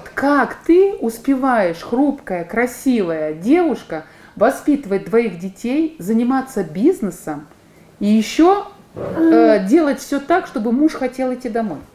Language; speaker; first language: Russian; native; Russian